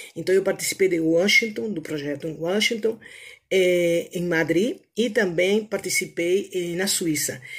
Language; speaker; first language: Portuguese; native; Portuguese